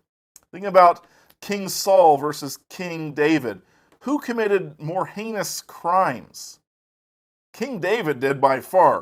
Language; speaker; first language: English; native; English